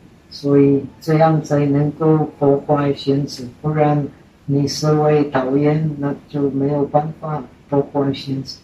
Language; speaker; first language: Chinese; non-native, fluent; Czech